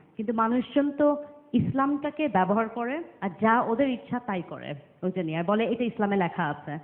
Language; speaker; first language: Bangla; early bilingual, other home language; English